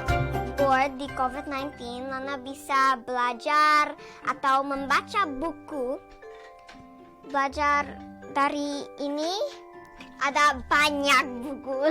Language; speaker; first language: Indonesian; early bilingual, heritage; Indonesian